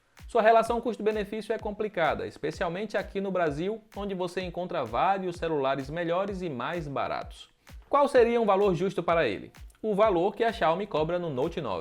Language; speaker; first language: Portuguese; native; Portuguese